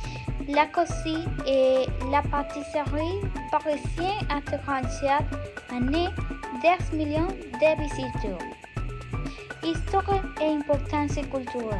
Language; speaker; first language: French; non-native, learner; Spanish